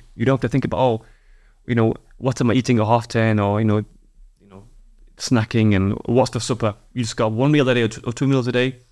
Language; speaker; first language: English; native; English